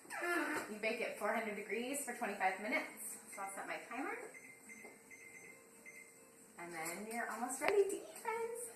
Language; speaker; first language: English; native; English